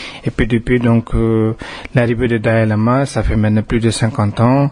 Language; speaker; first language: French; non-native, fluent; Tibetan